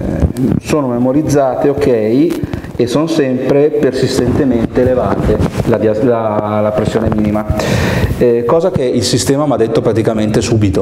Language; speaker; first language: Italian; native; Italian